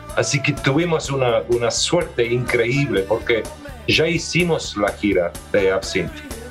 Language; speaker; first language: Spanish; early bilingual, other home language; English